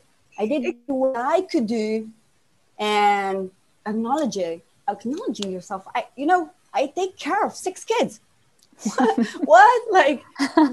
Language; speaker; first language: English; non-native, fluent; Slovenian